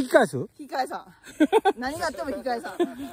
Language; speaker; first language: Japanese; native; Japanese